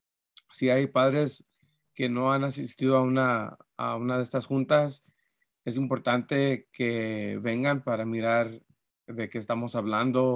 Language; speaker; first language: Spanish; early bilingual, heritage; Spanish